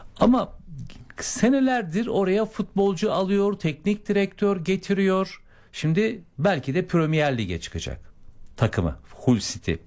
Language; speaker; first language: Turkish; native; Turkish